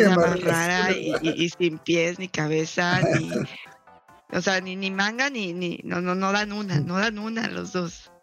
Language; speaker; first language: Spanish; native; Spanish